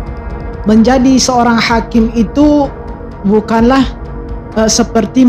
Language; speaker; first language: Indonesian; native; Indonesian